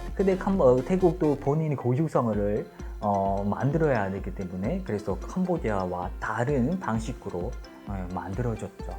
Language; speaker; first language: Korean; non-native, fluent; Khmer